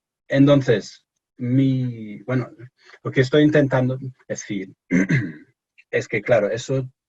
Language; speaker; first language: Spanish; non-native, fluent; English